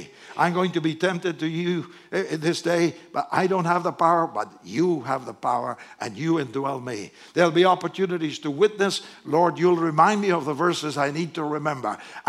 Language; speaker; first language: English; non-native, fluent; Spanish